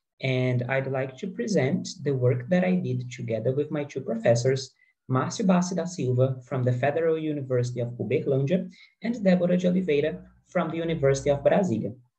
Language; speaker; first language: English; non-native, fluent; Portuguese